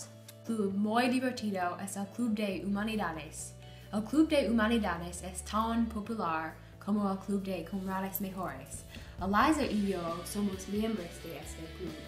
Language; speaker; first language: Spanish; non-native, learner; English